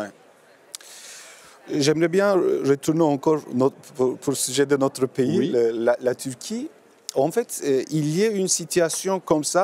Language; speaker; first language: French; non-native, learner; Turkish